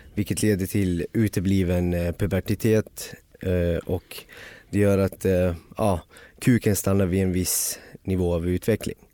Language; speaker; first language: Swedish; early bilingual, other home language; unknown